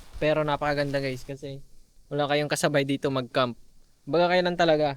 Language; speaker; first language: Filipino; non-native, local second language; Cebuano